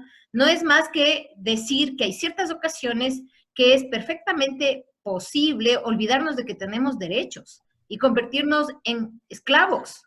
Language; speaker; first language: Spanish; native; Spanish